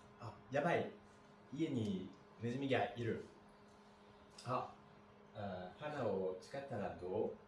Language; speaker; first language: Japanese; non-native, learner; French